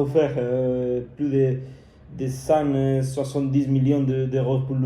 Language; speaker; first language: French; non-native, fluent; Spanish